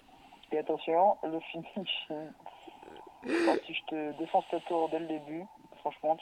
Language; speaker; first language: French; native; French